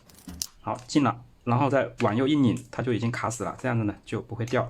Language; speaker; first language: Chinese; native; Chinese